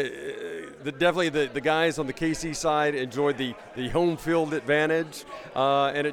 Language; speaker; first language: English; native; English